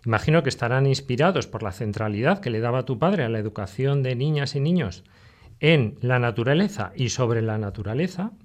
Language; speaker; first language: Spanish; native; Spanish